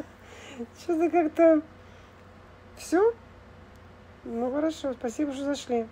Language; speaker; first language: Russian; native; Russian